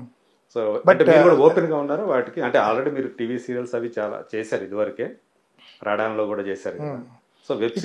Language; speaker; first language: Telugu; native; Telugu